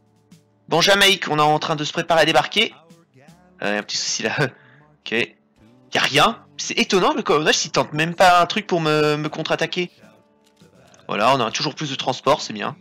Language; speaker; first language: French; native; French